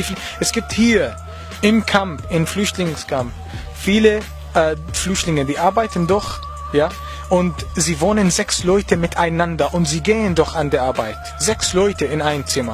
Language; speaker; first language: German; non-native, learner; Arabic